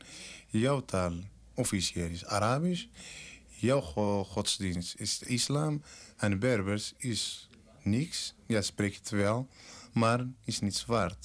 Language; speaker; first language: Dutch; non-native, learner; Berber languages